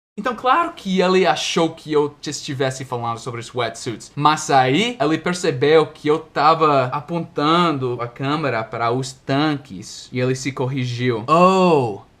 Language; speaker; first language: Portuguese; non-native, fluent; English